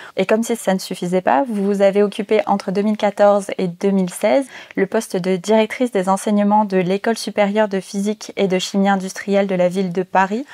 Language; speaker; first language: French; native; French